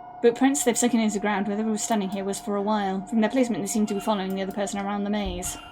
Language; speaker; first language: English; native; English